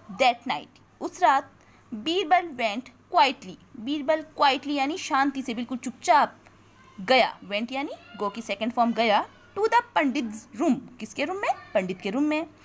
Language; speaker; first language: Hindi; native; Hindi